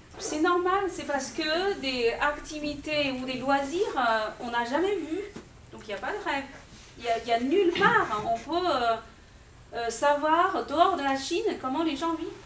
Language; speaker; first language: French; non-native, fluent; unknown